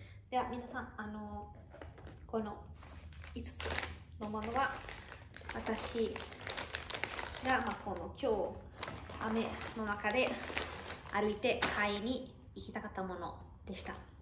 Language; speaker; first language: Japanese; non-native, fluent; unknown